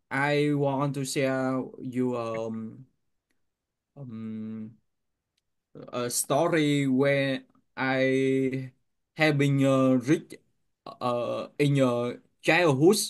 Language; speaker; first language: English; non-native, learner; Vietnamese